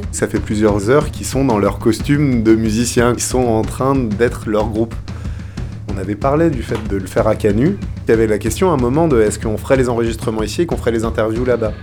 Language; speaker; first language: French; non-native, fluent; English